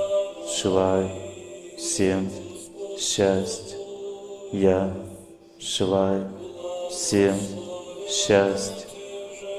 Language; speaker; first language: Russian; native; Russian